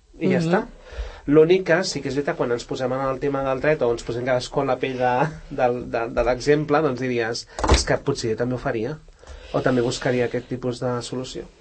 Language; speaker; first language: Catalan; native; Catalan